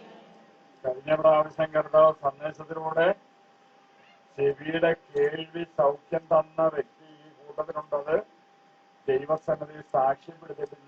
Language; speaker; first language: Malayalam; native; Malayalam